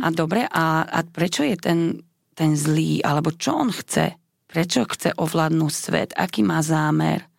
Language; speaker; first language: Slovak; non-native, local second language; Hungarian